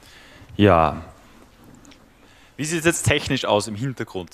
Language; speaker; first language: German; native; German